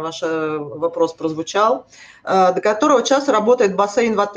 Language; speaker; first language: Russian; native; Russian